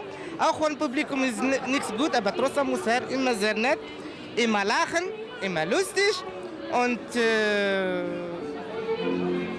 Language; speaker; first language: German; non-native, learner; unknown